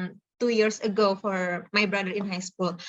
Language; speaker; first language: English; non-native, fluent; Indonesian